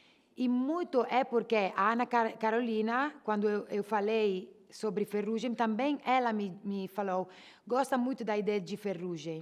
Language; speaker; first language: Portuguese; non-native, learner; Italian